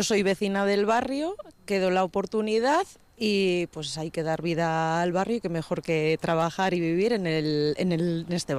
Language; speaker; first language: Spanish; native; Spanish